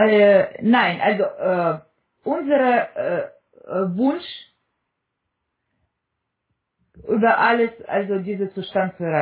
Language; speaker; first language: German; non-native, fluent; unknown